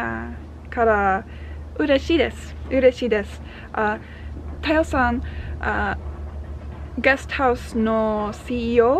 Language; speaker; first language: Japanese; non-native, learner; English